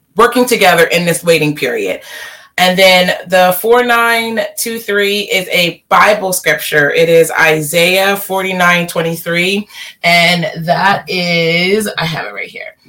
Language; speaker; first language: English; native; English